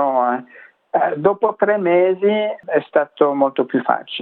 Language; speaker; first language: Italian; non-native, fluent; French